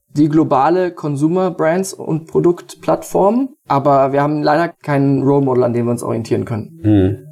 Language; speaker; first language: German; native; German